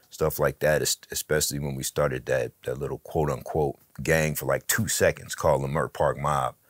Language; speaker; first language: English; native; English